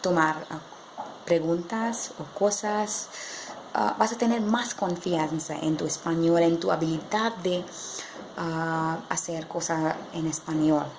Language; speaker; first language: Spanish; non-native, learner; English